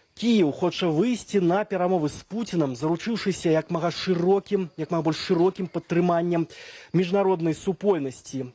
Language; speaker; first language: Belarusian; native; Belarusian